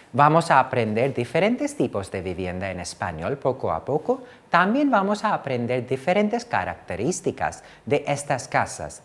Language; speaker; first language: Spanish; non-native, fluent; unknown